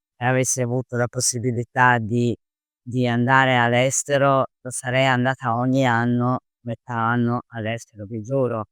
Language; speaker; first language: Italian; non-native, fluent; Croatian